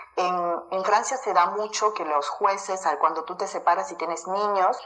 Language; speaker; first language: Spanish; native; Spanish